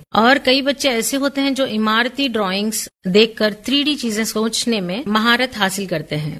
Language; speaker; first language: Urdu; native; Urdu